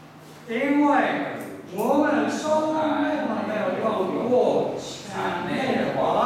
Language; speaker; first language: Chinese; non-native, learner; English